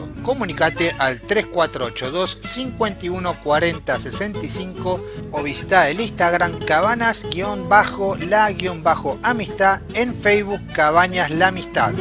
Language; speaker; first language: Spanish; native; Spanish